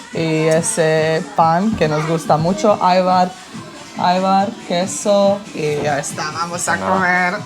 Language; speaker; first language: Spanish; non-native, learner; Bosnian